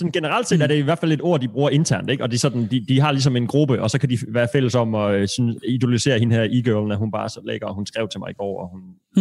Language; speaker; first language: Danish; native; Danish